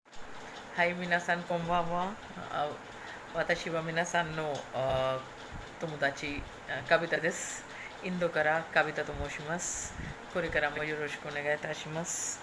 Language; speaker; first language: Japanese; non-native, fluent; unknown